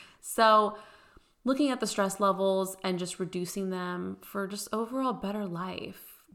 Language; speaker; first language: English; early bilingual, other home language; Persian